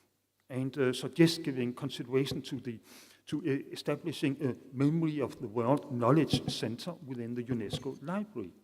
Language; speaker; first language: English; non-native, fluent; Danish